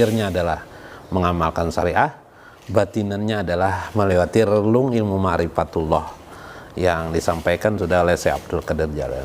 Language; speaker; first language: Indonesian; native; Indonesian